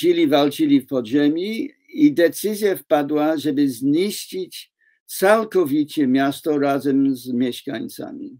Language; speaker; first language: Polish; non-native, fluent; English